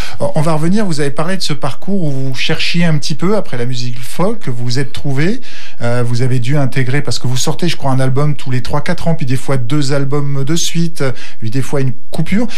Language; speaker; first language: French; native; French